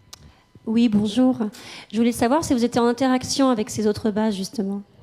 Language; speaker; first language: French; native; French